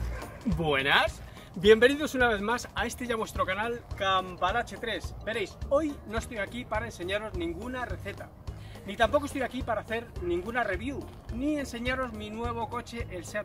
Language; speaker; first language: Spanish; native; Spanish